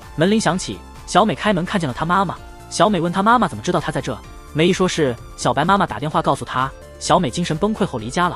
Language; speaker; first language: Chinese; native; Chinese